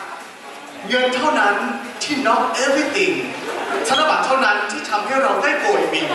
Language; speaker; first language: Thai; native; Thai